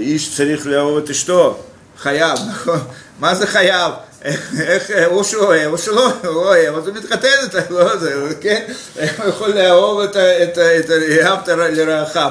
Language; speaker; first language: Hebrew; non-native, fluent; Russian